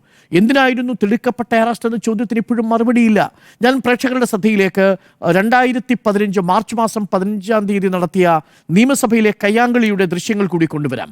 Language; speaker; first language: Malayalam; native; Malayalam